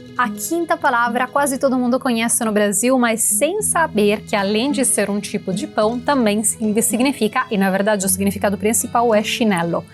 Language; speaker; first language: Portuguese; non-native, fluent; Italian